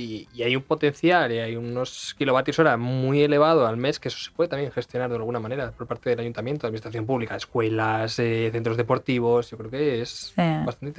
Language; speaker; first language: Spanish; native; Spanish